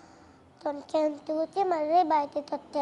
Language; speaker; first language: Telugu; native; Telugu